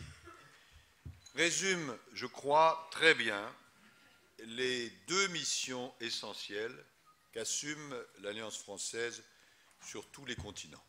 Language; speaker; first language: French; native; French